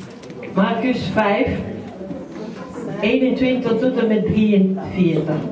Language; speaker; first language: Dutch; early bilingual, other home language; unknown